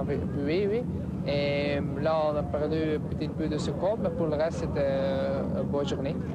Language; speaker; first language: French; non-native, local second language; Dutch